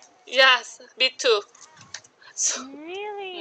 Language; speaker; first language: English; non-native, learner; Korean